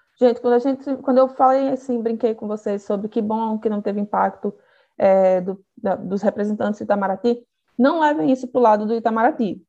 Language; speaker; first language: Portuguese; native; Portuguese